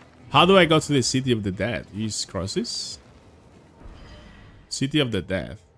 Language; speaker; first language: English; non-native, fluent; Spanish